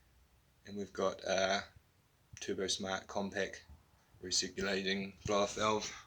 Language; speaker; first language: English; native; English